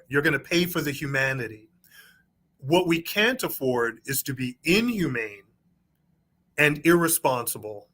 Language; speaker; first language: English; native; English